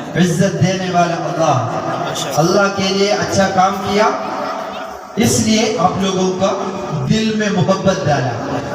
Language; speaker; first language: Urdu; non-native, local second language; Malayalam